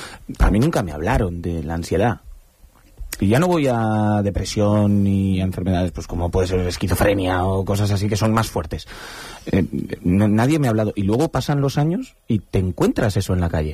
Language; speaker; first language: Spanish; native; Spanish